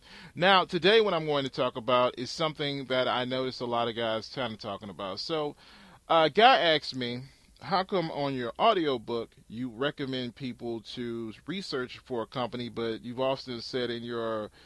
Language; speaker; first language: English; native; English